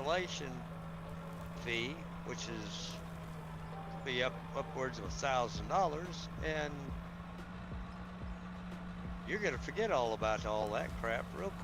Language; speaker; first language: English; native; English